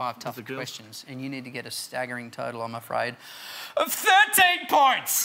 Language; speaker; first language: English; native; English